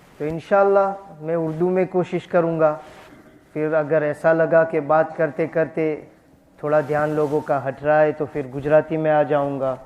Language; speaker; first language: Urdu; non-native, fluent; Gujarati